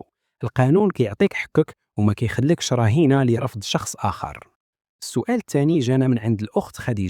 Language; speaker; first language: Arabic; native; Arabic